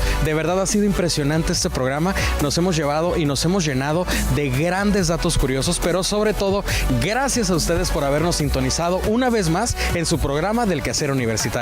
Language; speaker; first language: Spanish; native; Spanish